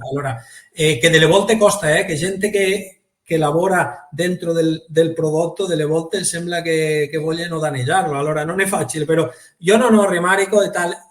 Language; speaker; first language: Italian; non-native, fluent; Spanish